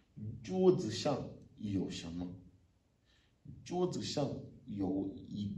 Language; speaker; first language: Chinese; non-native, learner; French